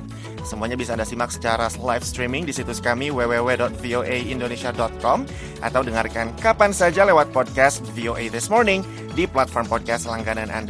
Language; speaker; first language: Indonesian; native; Indonesian